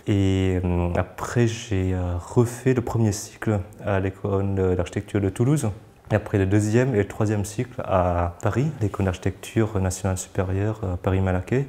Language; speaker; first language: French; non-native, fluent; Vietnamese